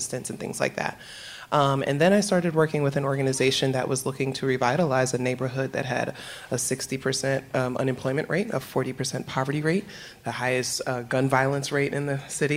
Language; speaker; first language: English; native; English